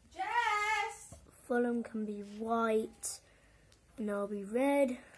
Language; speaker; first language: English; native; English